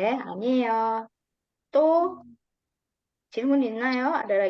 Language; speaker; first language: Korean; non-native, fluent; Indonesian